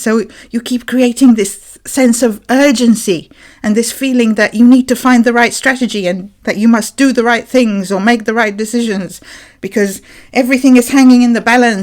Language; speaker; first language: English; native; English